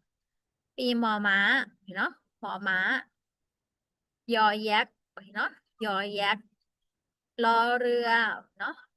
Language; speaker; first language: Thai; non-native, fluent; Burmese